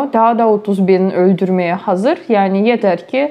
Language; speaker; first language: Turkish; non-native, fluent; Ukrainian